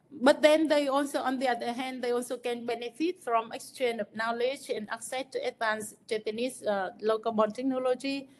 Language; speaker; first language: English; non-native, fluent; Vietnamese